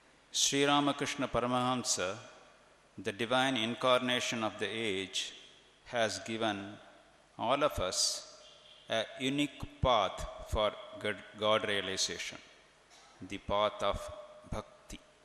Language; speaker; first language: English; non-native, local second language; Tamil